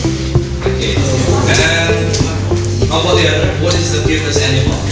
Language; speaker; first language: English; non-native, fluent; Indonesian